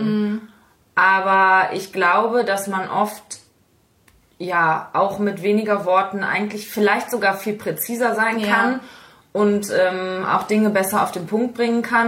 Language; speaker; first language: German; native; German